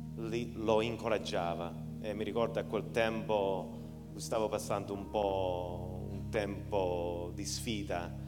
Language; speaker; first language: Italian; early bilingual, heritage; Italian